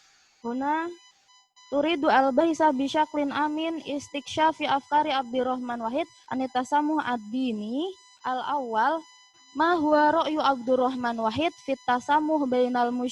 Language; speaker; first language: Arabic; non-native, learner; Indonesian